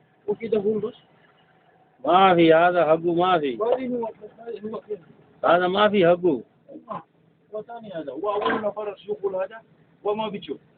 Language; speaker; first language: Arabic; non-native, learner; Filipino